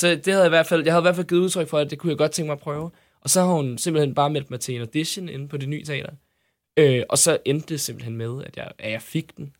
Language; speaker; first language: Danish; native; Danish